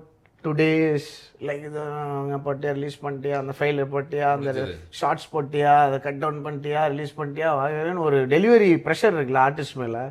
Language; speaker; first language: Tamil; native; Tamil